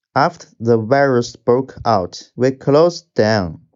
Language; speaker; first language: English; non-native, fluent; Chinese